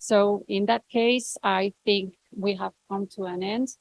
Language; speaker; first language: English; non-native, fluent; Basque